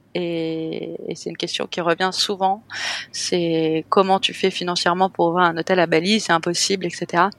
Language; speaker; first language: French; native; French